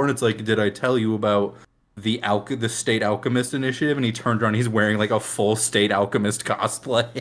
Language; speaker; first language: English; native; English